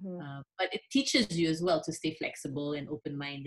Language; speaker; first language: English; non-native, local second language; French